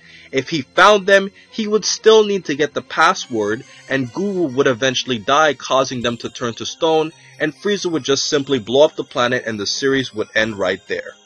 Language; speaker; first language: English; native; English